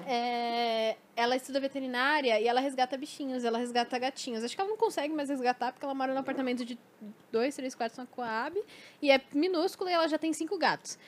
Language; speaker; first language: Portuguese; native; Portuguese